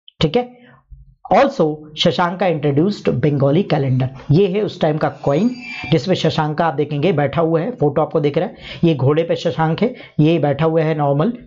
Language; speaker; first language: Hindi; non-native, local second language; Urdu